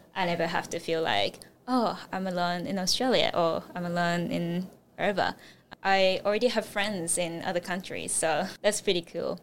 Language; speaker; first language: English; non-native, fluent; Japanese